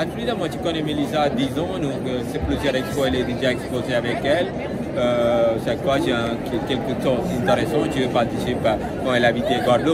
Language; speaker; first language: French; non-native, learner; Tamil